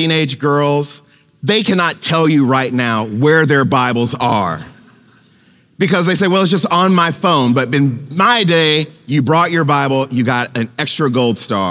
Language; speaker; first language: English; native; English